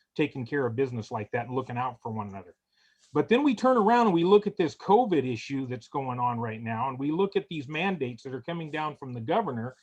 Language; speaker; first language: English; native; English